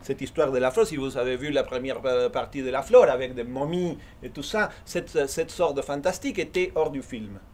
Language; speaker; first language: French; non-native, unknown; Spanish